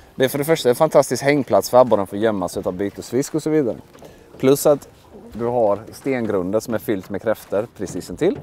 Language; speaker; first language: Swedish; early bilingual, other home language; Russian